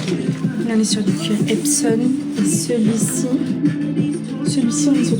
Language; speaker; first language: French; native; French